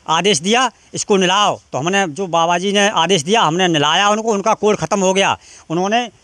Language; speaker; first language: Hindi; native; Hindi